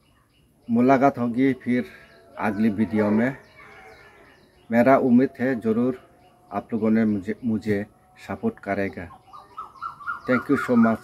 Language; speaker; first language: Hindi; non-native, local second language; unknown